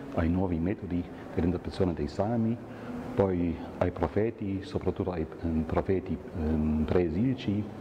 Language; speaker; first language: Italian; non-native, fluent; German